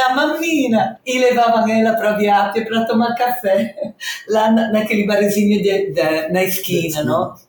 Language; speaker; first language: Portuguese; non-native, fluent; Italian